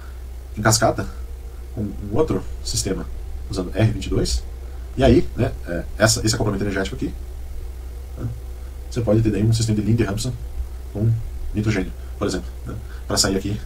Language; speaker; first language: Portuguese; native; Portuguese